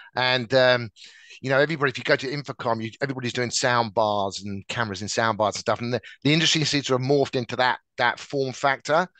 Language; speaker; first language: English; native; English